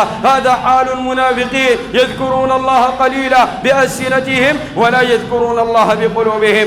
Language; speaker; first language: Arabic; native; Arabic